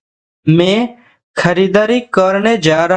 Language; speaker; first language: Hindi; non-native, fluent; Bangla